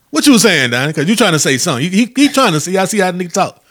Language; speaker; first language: English; native; English